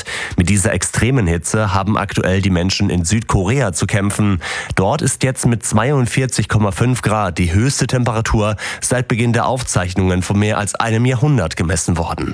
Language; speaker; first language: German; native; German